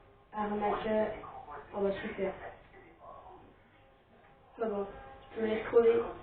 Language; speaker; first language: French; native; French